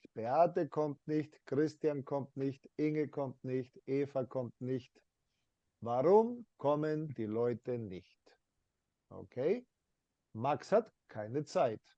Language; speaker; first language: German; non-native, fluent; English